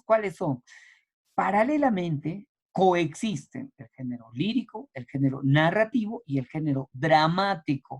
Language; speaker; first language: Spanish; native; Spanish